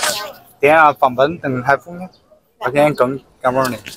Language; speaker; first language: Vietnamese; native; Vietnamese